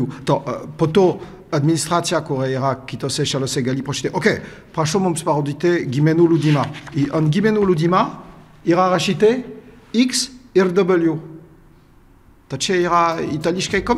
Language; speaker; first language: Lithuanian; non-native, learner; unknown